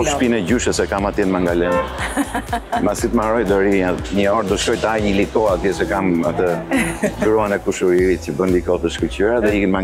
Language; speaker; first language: Albanian; native; Albanian